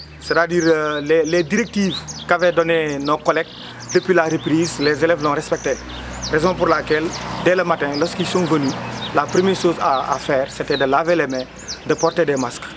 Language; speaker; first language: French; non-native, local second language; Wolof